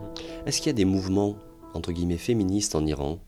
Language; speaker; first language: French; native; French